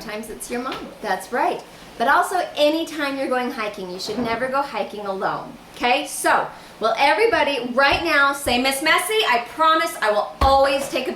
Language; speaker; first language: English; native; English